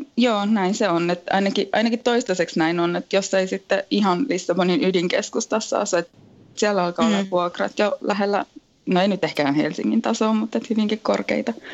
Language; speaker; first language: Finnish; native; Finnish